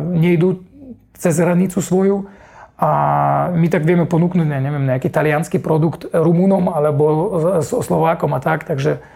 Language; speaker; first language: Slovak; non-native, fluent; Russian